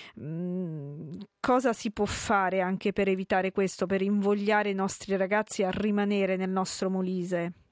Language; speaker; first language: Italian; native; Italian